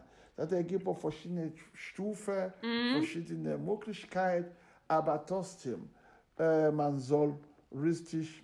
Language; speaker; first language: German; non-native, fluent; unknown